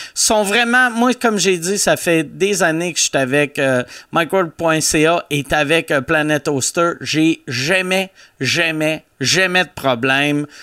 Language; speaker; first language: French; native; French